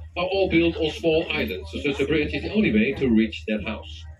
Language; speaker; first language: English; non-native, fluent; Dutch